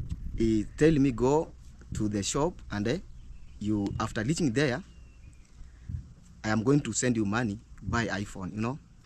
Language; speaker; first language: English; non-native, local second language; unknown